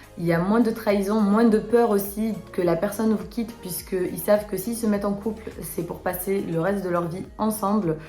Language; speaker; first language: French; early bilingual, other home language; Romanian